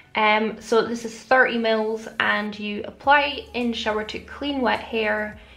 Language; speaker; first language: English; native; English